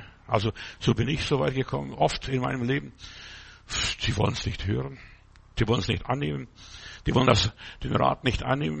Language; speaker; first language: German; native; German